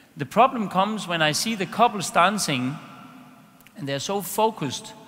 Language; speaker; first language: English; non-native, fluent; Danish